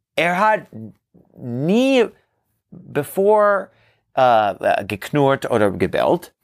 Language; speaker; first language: German; non-native, learner; English